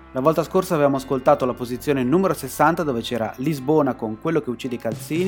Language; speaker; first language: Italian; native; Italian